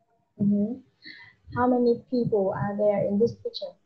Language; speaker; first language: English; non-native, learner; Vietnamese